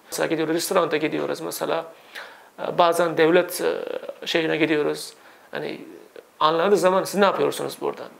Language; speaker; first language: Turkish; non-native, fluent; Uzbek